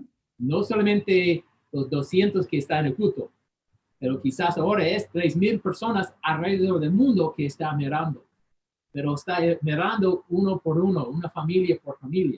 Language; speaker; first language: Spanish; non-native, fluent; English